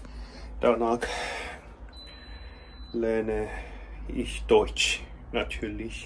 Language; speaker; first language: German; non-native, learner; Korean